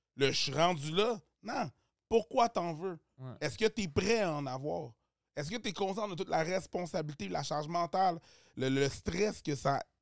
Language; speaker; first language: French; early bilingual, other home language; Haitian Creole